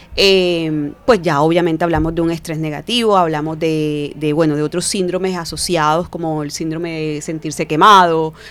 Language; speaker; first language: Spanish; native; Spanish